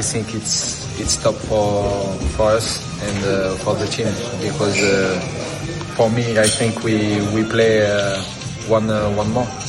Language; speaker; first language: English; non-native, learner; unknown